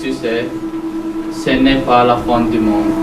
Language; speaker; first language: French; non-native, learner; English